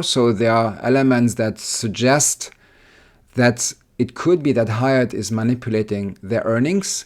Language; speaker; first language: English; non-native, fluent; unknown